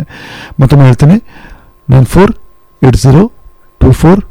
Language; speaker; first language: Kannada; native; Kannada